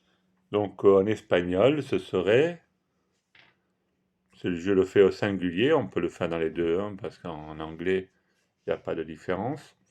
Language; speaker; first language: French; non-native, fluent; Italian